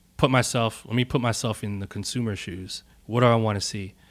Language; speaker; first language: English; native; English